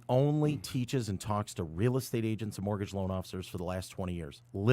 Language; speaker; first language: English; native; English